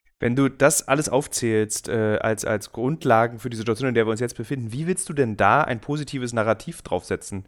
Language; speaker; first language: German; native; German